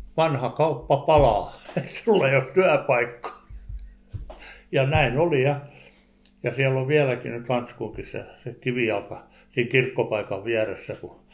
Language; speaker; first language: Finnish; native; Finnish